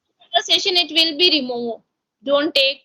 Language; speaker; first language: English; non-native, local second language; Hindi